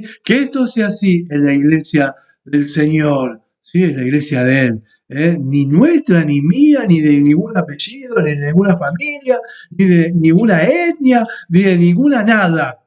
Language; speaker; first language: Spanish; native; Spanish